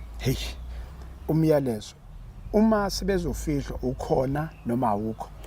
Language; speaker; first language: Zulu; native; Zulu